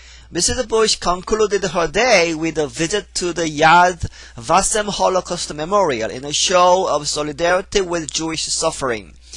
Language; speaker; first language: English; non-native, fluent; Korean